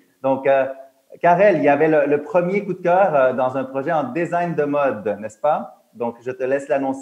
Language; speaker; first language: French; native; French